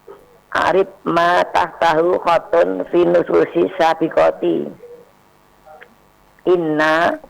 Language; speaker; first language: Arabic; non-native, learner; Indonesian